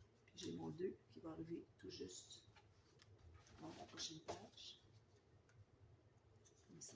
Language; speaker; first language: French; native; French